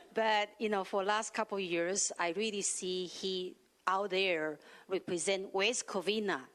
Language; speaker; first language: English; non-native, learner; Chinese